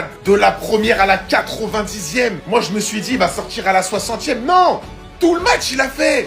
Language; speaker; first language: French; native; French